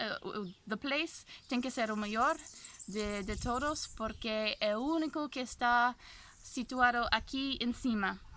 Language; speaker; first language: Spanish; non-native, fluent; English